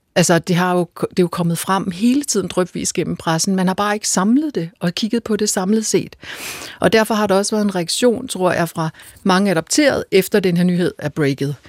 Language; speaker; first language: Danish; native; Danish